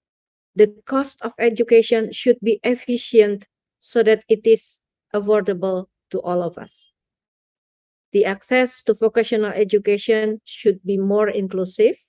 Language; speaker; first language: English; non-native, fluent; Indonesian